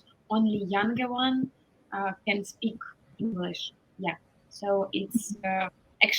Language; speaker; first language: English; non-native, fluent; Russian